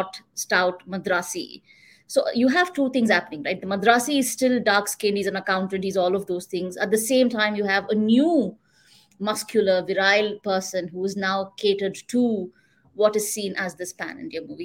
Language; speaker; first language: English; non-native, local second language; Tamil